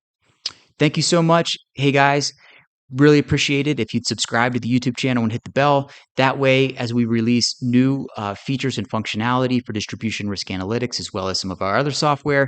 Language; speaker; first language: English; native; English